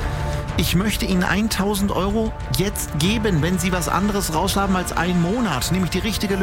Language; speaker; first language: German; native; German